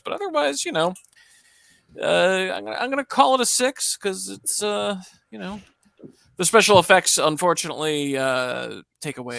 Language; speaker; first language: English; native; English